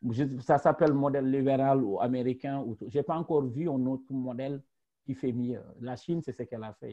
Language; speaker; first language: French; non-native, local second language; Wolof